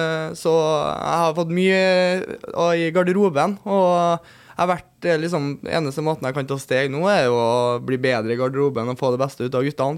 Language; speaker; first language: Norwegian; native; Norwegian